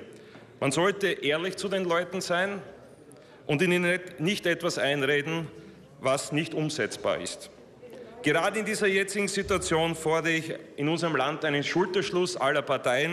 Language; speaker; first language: German; native; German